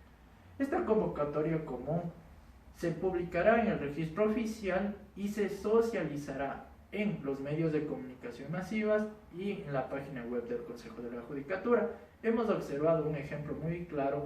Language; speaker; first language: Spanish; native; Spanish